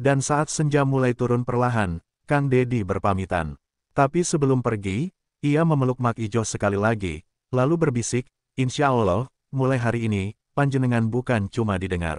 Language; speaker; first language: Indonesian; native; Indonesian